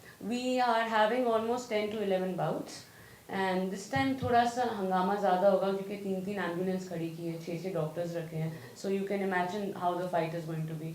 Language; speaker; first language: Hindi; native; Hindi